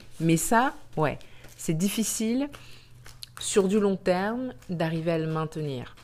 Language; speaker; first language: French; native; French